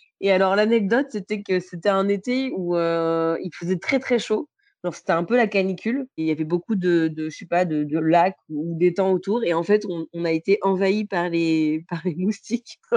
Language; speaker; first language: French; native; French